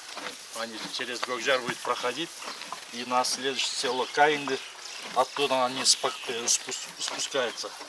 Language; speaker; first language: Russian; non-native, local second language; Kyrgyz